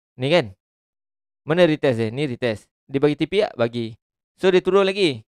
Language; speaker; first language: Malay; native; Malay